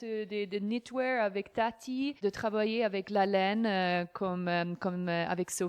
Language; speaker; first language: French; non-native, fluent; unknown